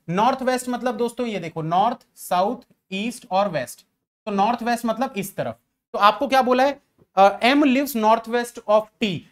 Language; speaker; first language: Hindi; native; Hindi